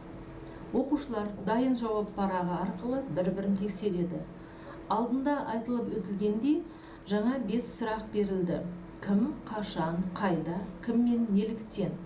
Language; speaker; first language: Kazakh; native; Kazakh